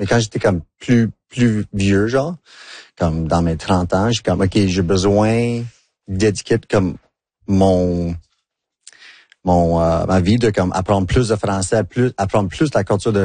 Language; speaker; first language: French; non-native, local second language; English